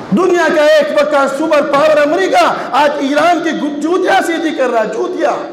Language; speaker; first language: Urdu; non-native, local second language; Gujarati